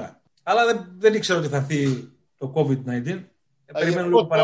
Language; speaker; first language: Greek; native; Greek